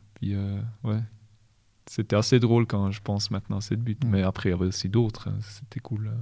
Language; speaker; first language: French; non-native, local second language; German